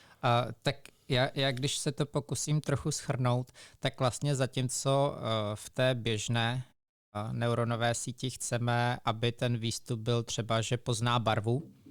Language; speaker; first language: Czech; native; Czech